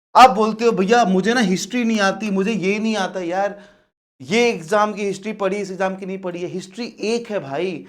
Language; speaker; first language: Hindi; native; Hindi